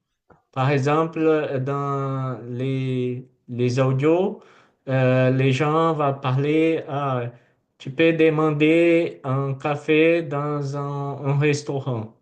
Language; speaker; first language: French; non-native, learner; Portuguese